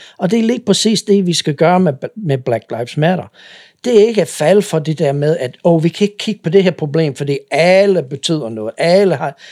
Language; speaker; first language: Danish; non-native, fluent; English